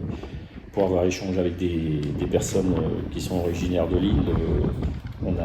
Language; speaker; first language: French; native; French